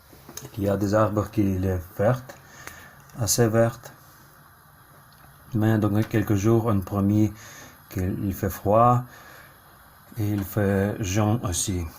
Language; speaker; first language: French; non-native, learner; Ukrainian